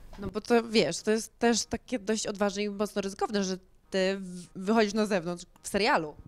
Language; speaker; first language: Polish; native; Polish